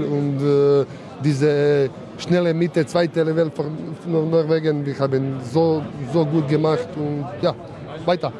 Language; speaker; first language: German; non-native, fluent; Croatian